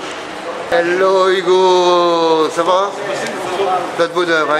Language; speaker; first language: French; native; French